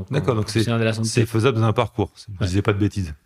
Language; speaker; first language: French; native; French